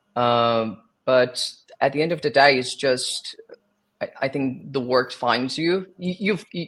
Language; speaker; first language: English; non-native, fluent; Portuguese